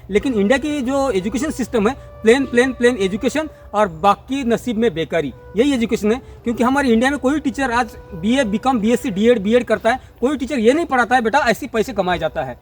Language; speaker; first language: Hindi; non-native, local second language; Marathi